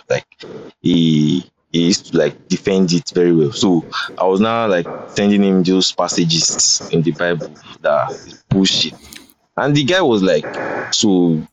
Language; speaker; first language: English; non-native, local second language; Bini